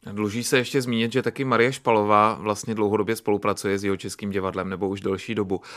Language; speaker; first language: Czech; native; Czech